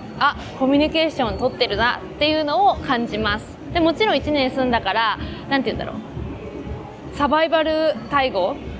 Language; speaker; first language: Japanese; native; Japanese